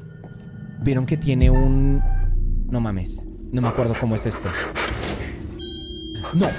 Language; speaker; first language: Spanish; native; Spanish